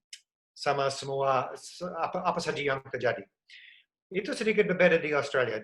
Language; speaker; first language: Indonesian; non-native, fluent; English